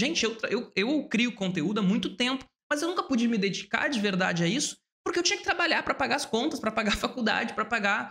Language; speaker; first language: Portuguese; native; Portuguese